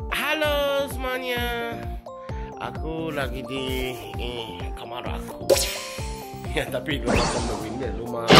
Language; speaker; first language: Indonesian; non-native, fluent; Japanese